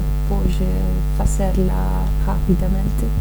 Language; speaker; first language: Spanish; non-native, learner; Portuguese